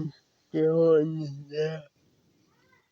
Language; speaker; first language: Russian; non-native, local second language; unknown